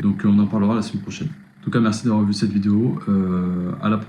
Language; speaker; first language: French; native; French